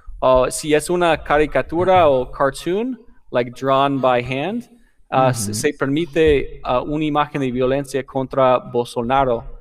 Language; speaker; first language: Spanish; non-native, fluent; English